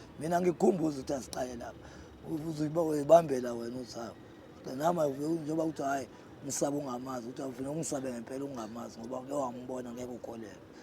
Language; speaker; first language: Zulu; non-native, local second language; Xhosa